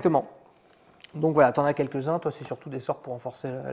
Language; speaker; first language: French; native; French